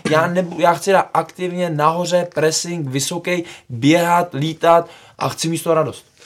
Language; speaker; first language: Czech; native; Czech